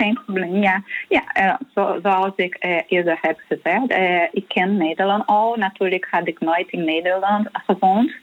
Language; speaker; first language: Dutch; non-native, fluent; Portuguese